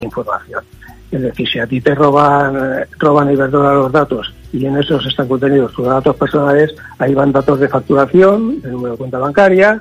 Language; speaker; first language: Spanish; native; Spanish